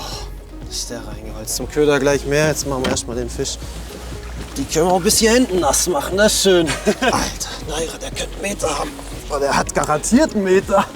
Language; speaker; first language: German; native; German